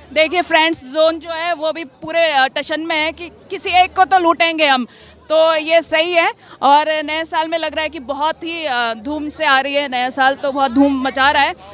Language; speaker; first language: Hindi; native; Hindi